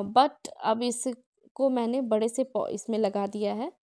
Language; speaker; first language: Hindi; non-native, local second language; Odia